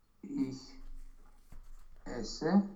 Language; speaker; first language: German; non-native, learner; Romanian